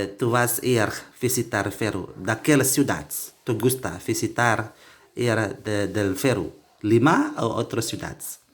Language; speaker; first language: Spanish; non-native, learner; Indonesian